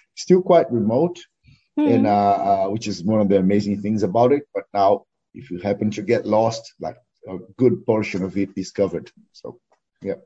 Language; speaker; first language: English; non-native, fluent; Portuguese